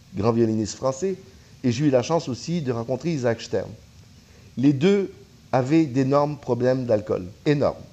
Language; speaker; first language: French; native; French